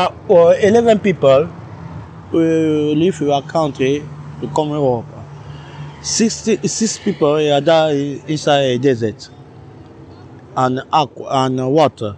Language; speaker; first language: English; non-native, learner; French